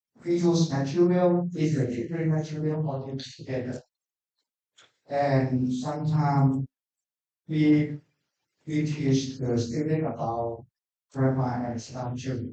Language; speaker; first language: English; non-native, learner; Thai